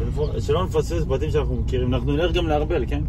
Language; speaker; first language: Hebrew; native; Hebrew